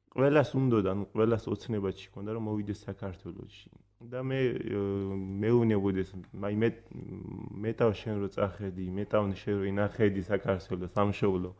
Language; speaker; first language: Georgian; early bilingual, heritage; Georgian